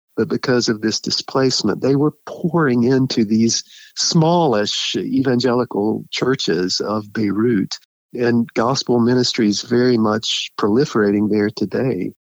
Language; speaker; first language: English; native; English